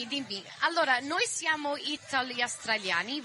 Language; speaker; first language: Italian; early bilingual, heritage; English